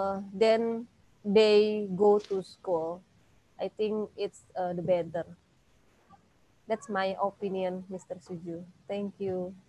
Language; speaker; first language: English; non-native, learner; Indonesian